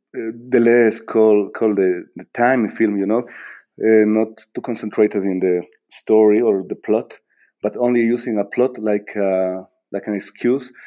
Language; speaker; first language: English; non-native, fluent; Spanish